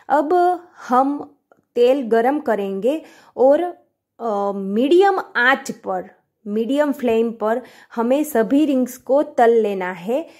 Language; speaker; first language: Hindi; non-native, local second language; Gujarati